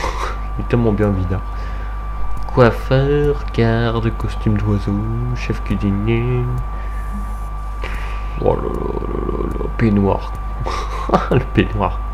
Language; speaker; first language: French; native; French